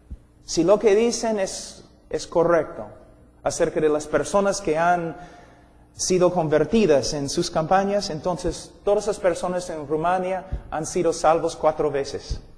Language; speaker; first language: Spanish; non-native, fluent; English